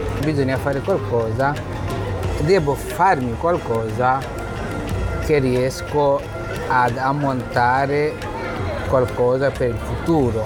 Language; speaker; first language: Italian; non-native, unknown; Bangla